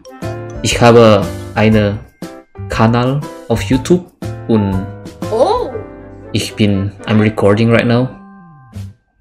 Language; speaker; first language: German; non-native, learner; Indonesian